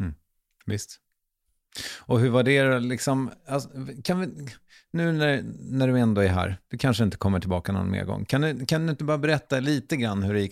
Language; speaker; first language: Swedish; native; Swedish